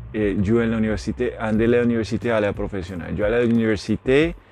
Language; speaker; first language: French; non-native, learner; Spanish